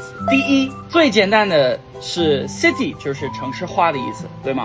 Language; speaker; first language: Chinese; non-native, fluent; English